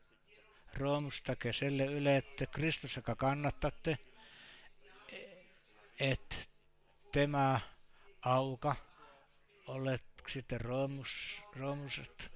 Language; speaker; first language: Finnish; non-native, learner; Estonian